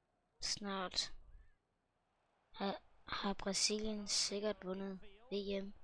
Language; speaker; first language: Danish; native; Danish